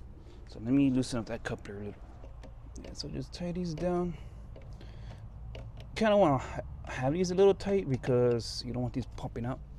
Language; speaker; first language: English; native; English